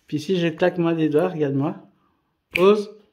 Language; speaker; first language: French; native; French